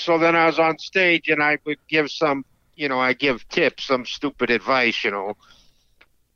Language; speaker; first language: English; native; English